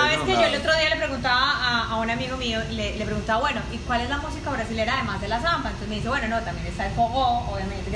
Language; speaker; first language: Spanish; native; Spanish